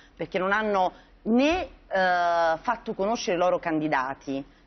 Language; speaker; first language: Italian; native; Italian